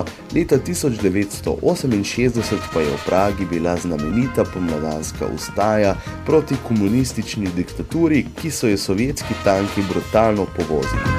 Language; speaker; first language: Slovenian; native; Slovenian